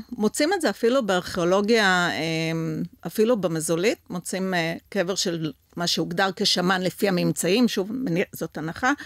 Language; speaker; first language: Hebrew; early bilingual, other home language; French